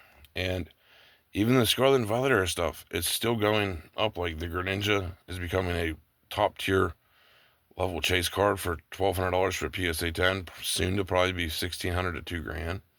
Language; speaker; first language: English; native; English